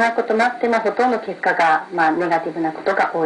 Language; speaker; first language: Japanese; native; Japanese